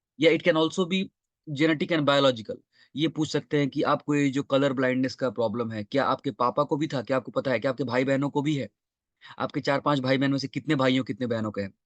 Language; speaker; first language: Hindi; non-native, local second language; Bangla